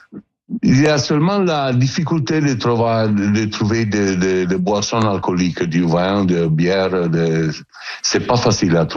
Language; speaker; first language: French; non-native, learner; Italian